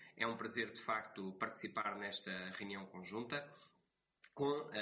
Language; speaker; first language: Portuguese; native; Portuguese